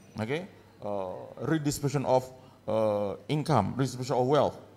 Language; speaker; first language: English; non-native, local second language; Malay